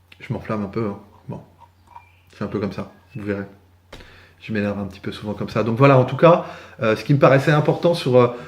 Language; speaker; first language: French; native; French